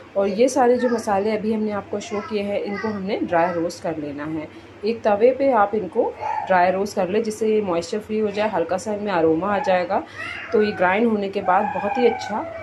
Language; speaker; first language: Hindi; native; Hindi